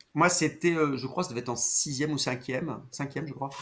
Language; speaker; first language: French; native; French